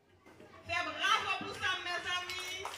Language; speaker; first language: French; non-native, local second language; Haitian Creole